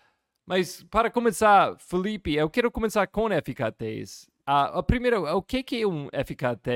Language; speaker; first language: Portuguese; non-native, fluent; English